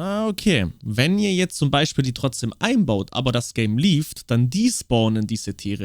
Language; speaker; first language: German; native; German